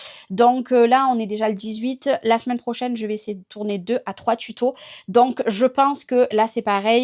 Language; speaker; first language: French; native; French